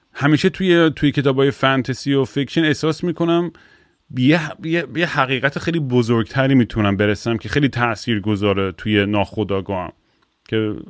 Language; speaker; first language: Persian; early bilingual, heritage; Persian